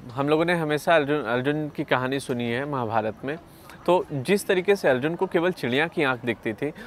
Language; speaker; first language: Hindi; native; Hindi